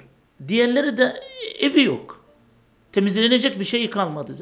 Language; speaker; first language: Turkish; non-native, fluent; Arabic